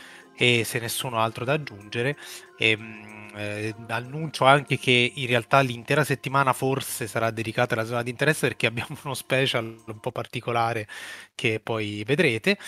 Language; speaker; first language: Italian; native; Italian